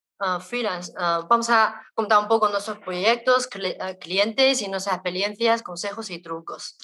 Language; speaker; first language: Spanish; non-native, fluent; Chinese